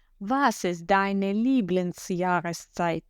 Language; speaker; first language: German; non-native, fluent; Ukrainian